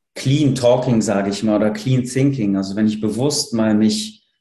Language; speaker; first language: German; early bilingual, other home language; Polish